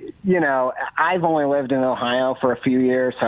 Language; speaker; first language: English; native; English